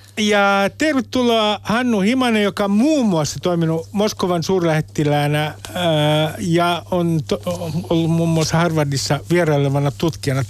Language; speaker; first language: Finnish; native; Finnish